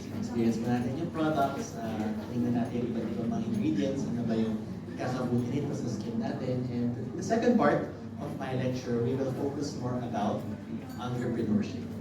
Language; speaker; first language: Filipino; native; Filipino